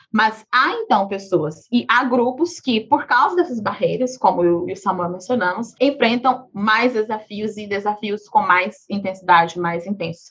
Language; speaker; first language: Portuguese; native; Portuguese